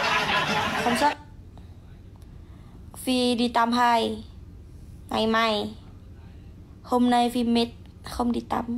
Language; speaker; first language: Vietnamese; non-native, learner; Indonesian